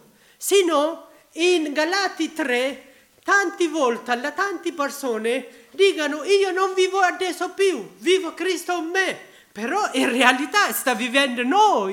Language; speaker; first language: Italian; non-native, learner; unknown